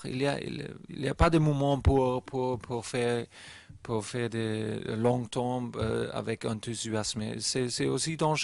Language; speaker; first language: French; non-native, learner; German